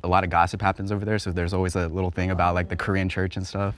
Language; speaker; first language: English; early bilingual, other home language; Korean